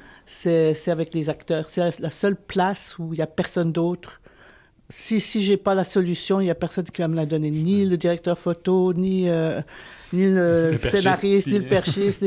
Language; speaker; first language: French; native; French